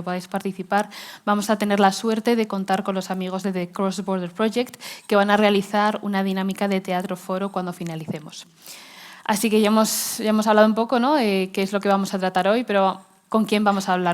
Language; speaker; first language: Spanish; native; Spanish